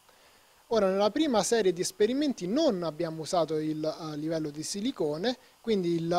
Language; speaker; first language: Italian; native; Italian